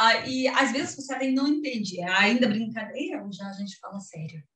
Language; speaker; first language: Portuguese; non-native, learner; Russian